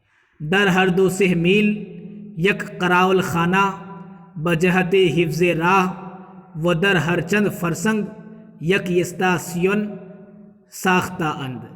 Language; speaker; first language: Persian; non-native, fluent; Urdu